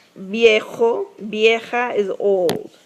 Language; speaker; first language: Spanish; non-native, fluent; English